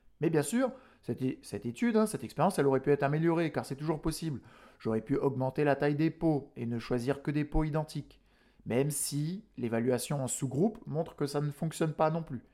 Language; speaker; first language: French; native; French